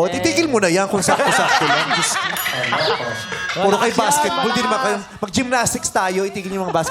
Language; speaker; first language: Filipino; native; Filipino